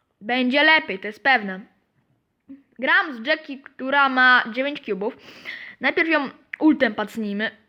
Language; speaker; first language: Polish; native; Polish